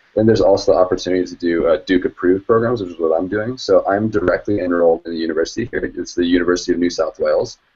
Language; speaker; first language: English; native; English